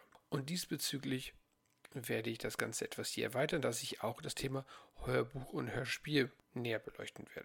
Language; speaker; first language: German; native; German